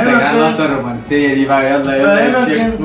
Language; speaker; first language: Arabic; native; Arabic